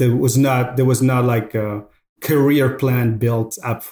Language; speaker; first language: English; non-native, fluent; Arabic